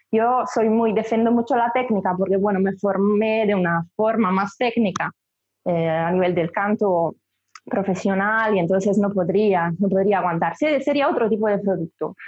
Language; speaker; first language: Spanish; non-native, fluent; Italian